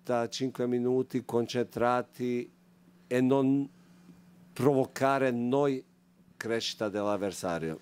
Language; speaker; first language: Italian; non-native, fluent; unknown